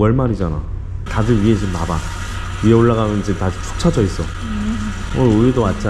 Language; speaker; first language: Korean; native; Korean